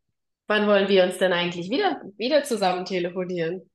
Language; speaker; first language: German; native; German